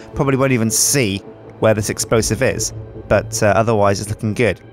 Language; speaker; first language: English; native; English